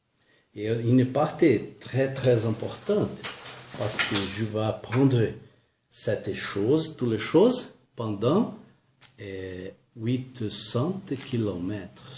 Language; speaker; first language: French; non-native, learner; Portuguese